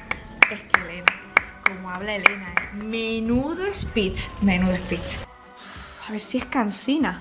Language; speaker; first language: Spanish; native; Spanish